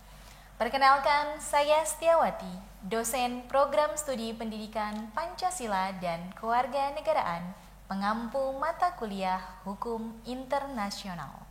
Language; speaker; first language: Indonesian; native; Indonesian